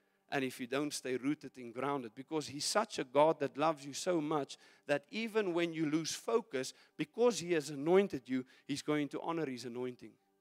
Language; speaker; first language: English; non-native, local second language; Afrikaans